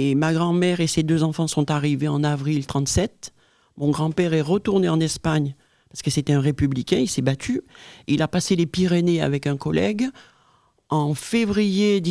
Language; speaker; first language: French; native; French